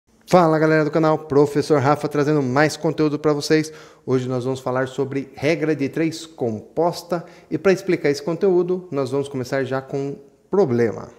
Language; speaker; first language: Portuguese; native; Portuguese